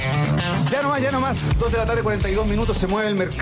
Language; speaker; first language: Spanish; native; Spanish